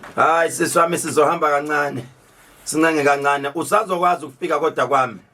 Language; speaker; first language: Zulu; native; Zulu